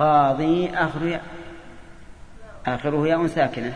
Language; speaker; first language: Arabic; native; Arabic